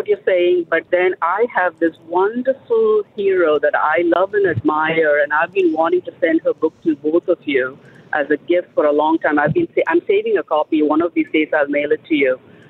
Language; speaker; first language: English; non-native, local second language; Tamil